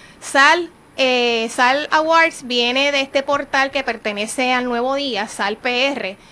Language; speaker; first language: Spanish; native; Spanish